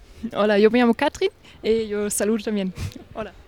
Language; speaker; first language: Spanish; non-native, fluent; German